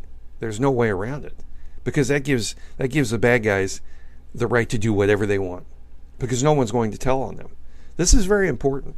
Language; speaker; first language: English; native; English